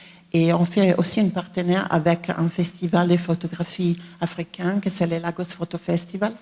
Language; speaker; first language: French; non-native, fluent; Italian